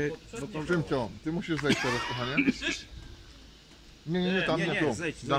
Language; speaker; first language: Polish; native; Polish